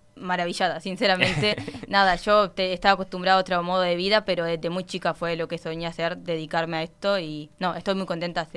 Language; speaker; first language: Spanish; native; Spanish